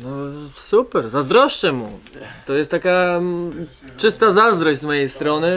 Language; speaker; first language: Polish; native; Polish